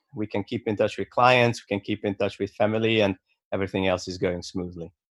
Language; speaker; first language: English; non-native, fluent; Hungarian